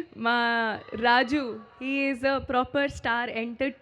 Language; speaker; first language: Telugu; non-native, learner; Hindi